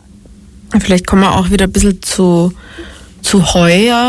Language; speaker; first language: German; native; German